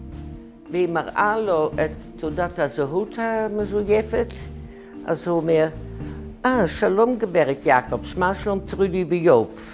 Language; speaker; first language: Hebrew; non-native, fluent; Dutch